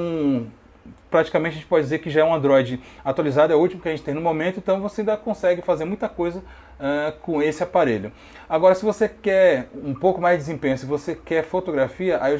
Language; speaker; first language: Portuguese; native; Portuguese